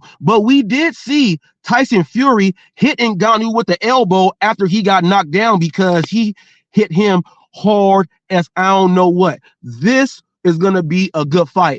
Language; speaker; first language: English; native; English